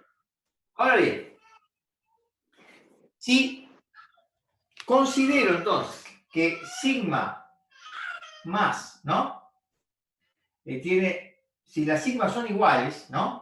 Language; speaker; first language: Spanish; native; Spanish